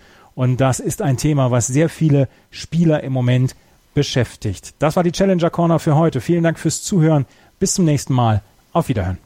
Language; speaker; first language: German; native; German